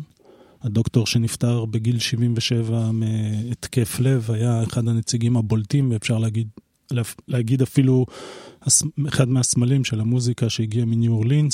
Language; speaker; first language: Hebrew; native; Hebrew